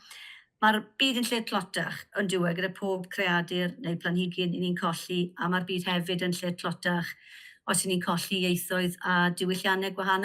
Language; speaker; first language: Welsh; native; Welsh